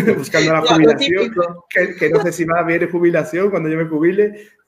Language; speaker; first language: Spanish; native; Spanish